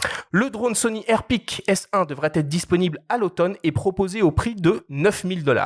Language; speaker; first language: French; native; French